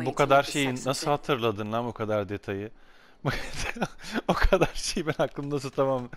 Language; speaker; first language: Turkish; native; Turkish